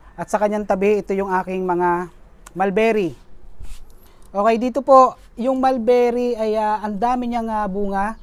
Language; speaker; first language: Filipino; non-native, local second language; Bikol